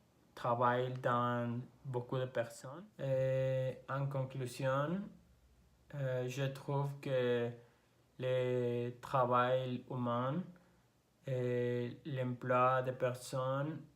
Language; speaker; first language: French; non-native, learner; Spanish